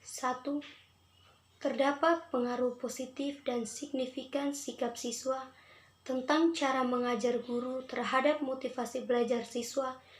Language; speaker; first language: Indonesian; non-native, local second language; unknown